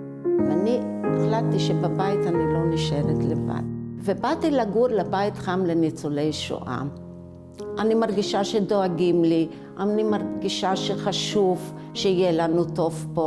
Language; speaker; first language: Hebrew; early bilingual, other home language; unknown